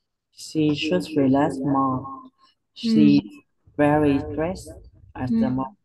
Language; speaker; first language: English; non-native, learner; Vietnamese